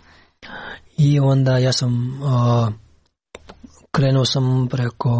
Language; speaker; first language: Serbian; non-native, learner; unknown